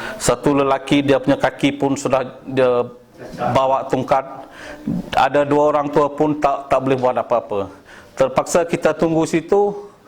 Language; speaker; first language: Malay; non-native, local second language; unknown